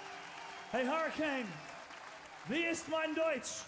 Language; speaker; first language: German; non-native, learner; English